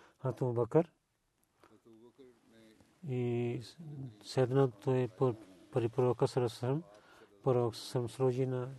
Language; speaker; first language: Bulgarian; non-native, learner; Urdu